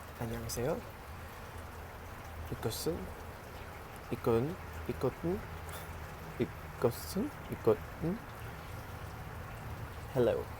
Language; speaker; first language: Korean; non-native, learner; English